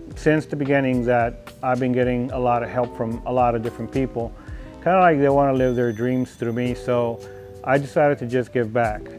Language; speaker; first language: English; native; English